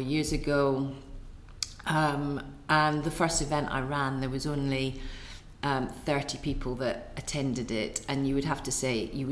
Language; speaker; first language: English; native; English